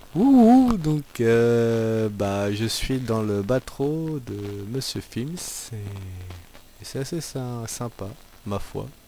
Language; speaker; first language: French; native; French